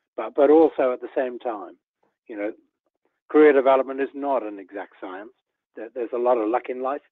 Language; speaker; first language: English; native; English